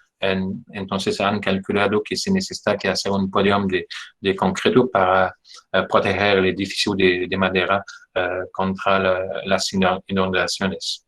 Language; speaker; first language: Spanish; non-native, fluent; French